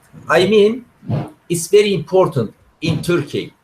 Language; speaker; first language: English; non-native, learner; Turkish